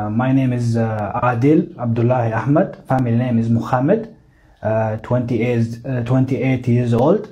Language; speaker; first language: English; non-native, local second language; Somali